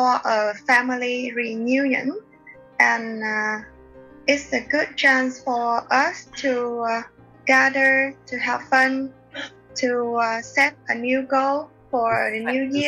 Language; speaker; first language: English; non-native, learner; Vietnamese